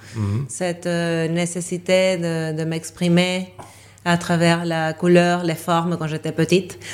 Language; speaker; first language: French; non-native, fluent; Spanish